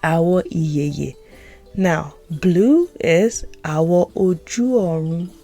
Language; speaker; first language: English; non-native, local second language; Yoruba